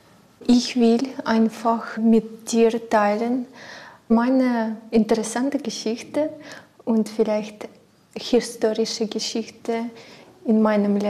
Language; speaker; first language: German; non-native, learner; Ukrainian